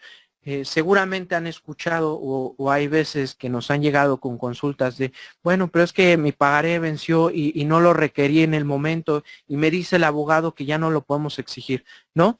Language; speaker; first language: Spanish; native; Spanish